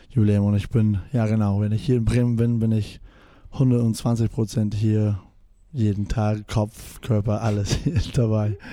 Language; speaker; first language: German; non-native, fluent; English